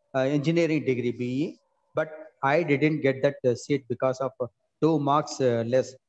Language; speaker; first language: English; non-native, local second language; Tamil